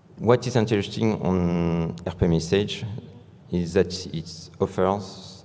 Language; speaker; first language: English; non-native, fluent; French